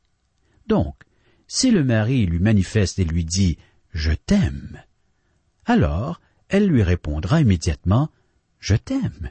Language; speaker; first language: French; native; French